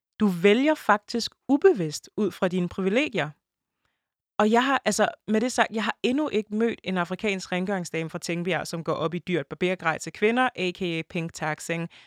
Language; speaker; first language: Danish; early bilingual, other home language; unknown